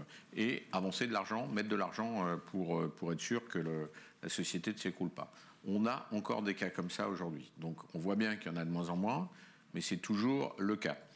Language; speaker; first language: French; native; French